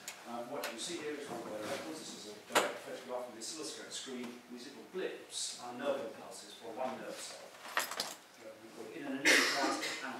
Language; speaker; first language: English; native; English